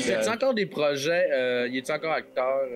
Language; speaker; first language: French; native; French